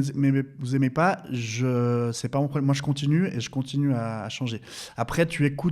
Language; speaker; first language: French; native; French